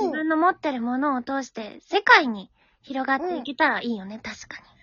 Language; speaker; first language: Japanese; native; Japanese